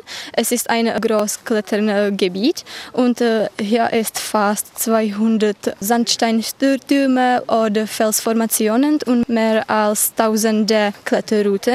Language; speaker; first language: German; non-native, fluent; Czech